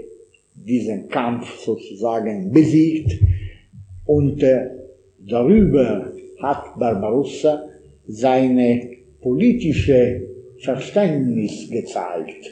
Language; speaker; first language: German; non-native, fluent; Italian